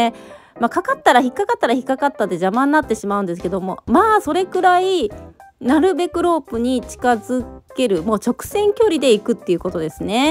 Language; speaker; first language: Japanese; native; Japanese